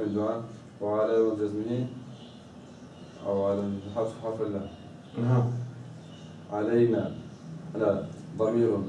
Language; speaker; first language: Arabic; non-native, learner; Chechen